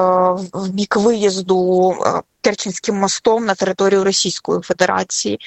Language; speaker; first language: Ukrainian; native; Ukrainian